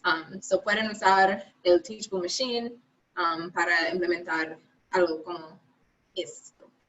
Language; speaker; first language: Spanish; non-native, learner; English